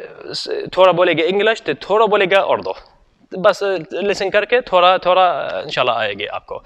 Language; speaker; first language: Hindi; non-native, learner; Arabic